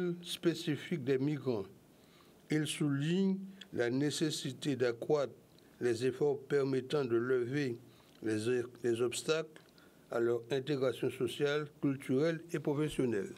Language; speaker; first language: French; native; French